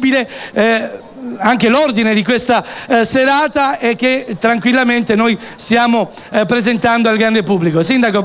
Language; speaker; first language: Italian; native; Italian